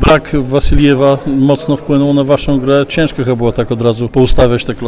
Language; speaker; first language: Polish; native; Polish